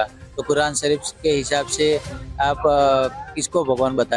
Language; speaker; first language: Hindi; native; Hindi